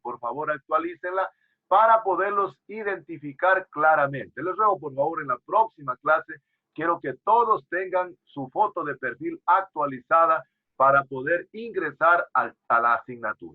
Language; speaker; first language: Spanish; native; Spanish